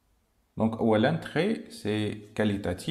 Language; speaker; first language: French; non-native, local second language; Arabic